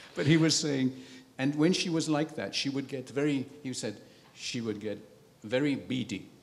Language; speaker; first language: English; native; English